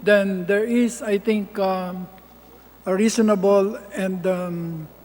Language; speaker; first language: English; non-native, local second language; Filipino